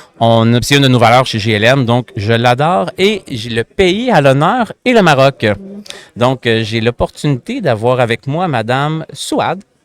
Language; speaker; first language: French; native; French